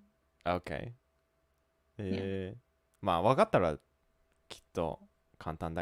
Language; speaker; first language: Japanese; early bilingual, heritage; Japanese